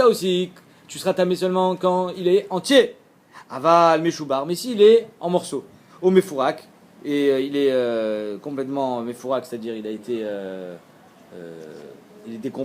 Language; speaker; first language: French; native; French